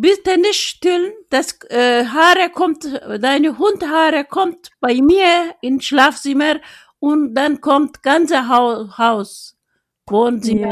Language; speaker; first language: German; non-native, learner; Turkish